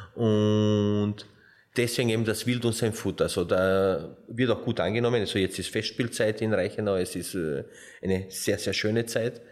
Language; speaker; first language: German; non-native, fluent; Slovenian